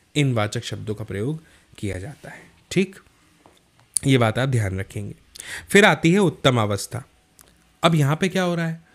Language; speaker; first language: Hindi; native; Hindi